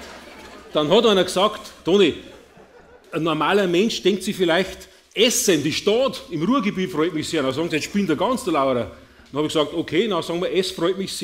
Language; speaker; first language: German; native; German